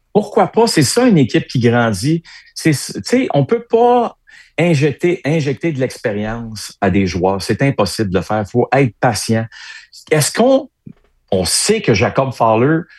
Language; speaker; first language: French; native; French